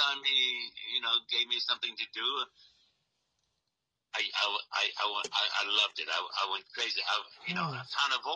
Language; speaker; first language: English; native; English